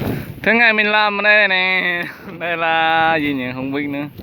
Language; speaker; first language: Vietnamese; non-native, local second language; Jarai